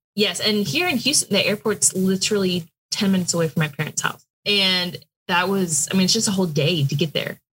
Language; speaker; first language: English; native; English